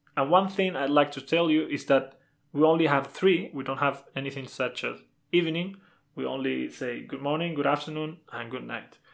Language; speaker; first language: English; non-native, fluent; Spanish